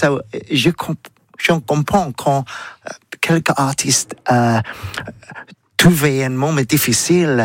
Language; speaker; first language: French; non-native, learner; English